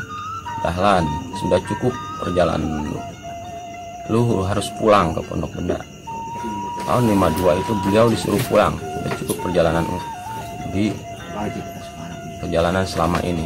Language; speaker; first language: Indonesian; native; Indonesian